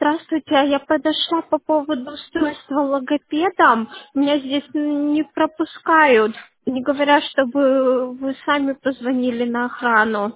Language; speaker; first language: Russian; native; Russian